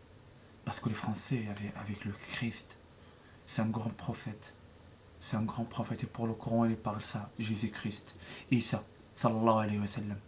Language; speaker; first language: French; non-native, learner; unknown